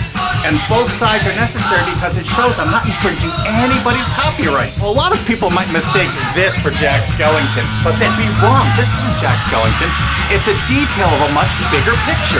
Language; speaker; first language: English; native; English